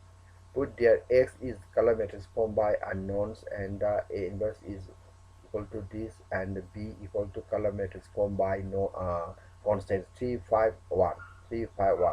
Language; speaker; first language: English; non-native, local second language; Manipuri